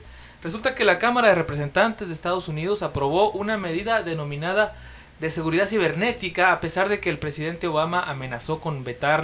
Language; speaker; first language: Spanish; native; Spanish